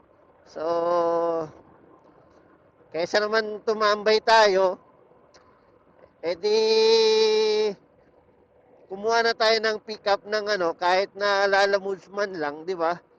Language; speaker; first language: Filipino; native; Filipino